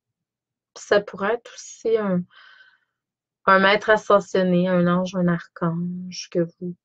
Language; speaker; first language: French; native; French